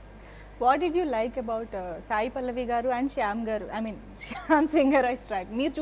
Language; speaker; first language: Telugu; native; Telugu